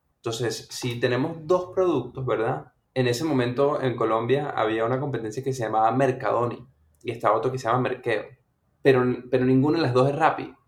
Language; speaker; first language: Spanish; native; Spanish